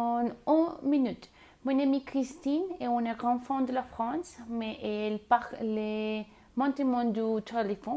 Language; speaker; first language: French; non-native, learner; Spanish